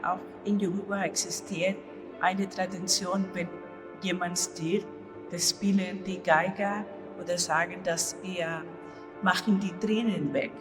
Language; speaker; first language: German; non-native, learner; Spanish